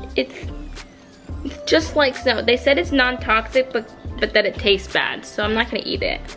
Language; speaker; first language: English; native; English